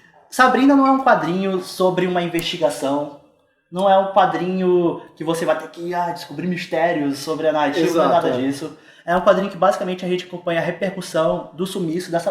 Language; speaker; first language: Portuguese; native; Portuguese